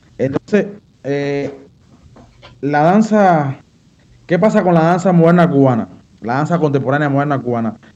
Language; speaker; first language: Spanish; native; Spanish